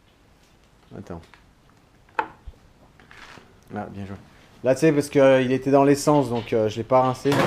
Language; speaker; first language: French; native; French